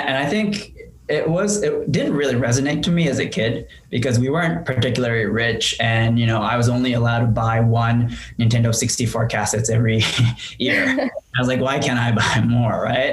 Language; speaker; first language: English; non-native, fluent; Japanese